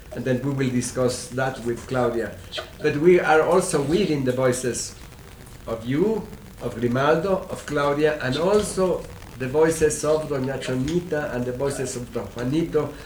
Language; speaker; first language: English; non-native, fluent; Spanish